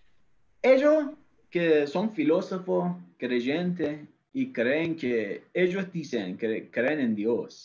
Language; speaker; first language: Spanish; non-native, fluent; Persian